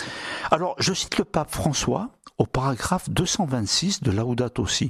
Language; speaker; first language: French; native; French